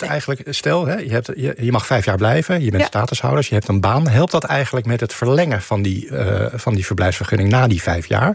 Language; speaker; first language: Dutch; native; Dutch